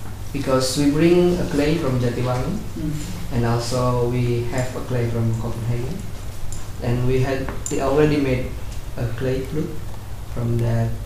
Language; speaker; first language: English; non-native, learner; Indonesian